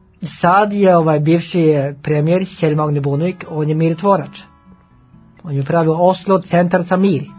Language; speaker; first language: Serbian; non-native, learner; Norwegian